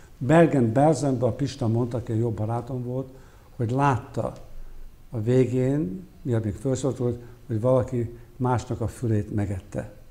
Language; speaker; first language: Hungarian; early bilingual, heritage; Hungarian